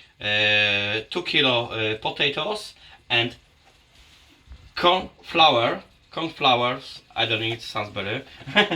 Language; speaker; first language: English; non-native, learner; Polish